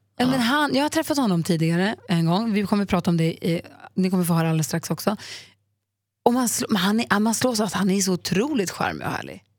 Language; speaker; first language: Swedish; native; Swedish